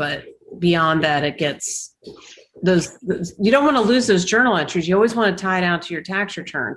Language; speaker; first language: English; native; English